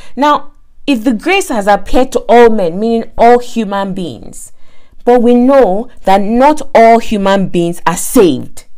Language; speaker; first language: English; non-native, local second language; Yoruba